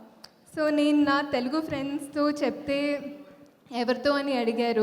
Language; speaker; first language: Telugu; non-native, local second language; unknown